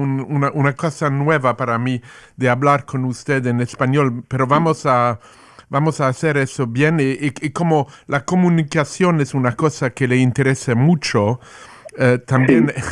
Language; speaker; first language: Spanish; non-native, learner; English